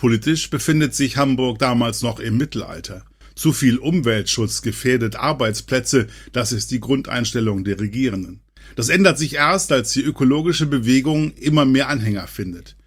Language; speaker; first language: German; native; German